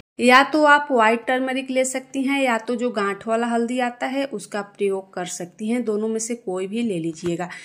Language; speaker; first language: Hindi; native; Hindi